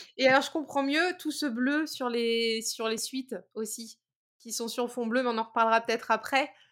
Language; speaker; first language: French; native; French